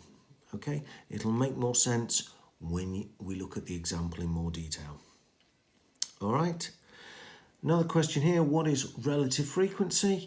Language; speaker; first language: English; native; English